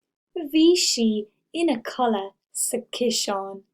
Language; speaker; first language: Irish; non-native, local second language; English